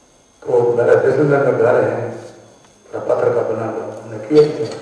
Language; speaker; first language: Hindi; native; Hindi